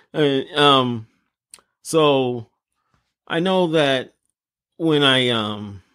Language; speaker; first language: English; native; English